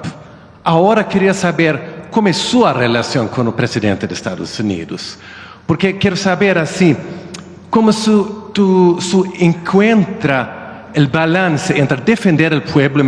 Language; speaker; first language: Spanish; non-native, fluent; Swedish